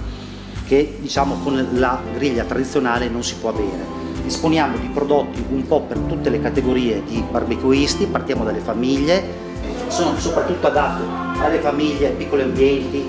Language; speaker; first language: Italian; native; Italian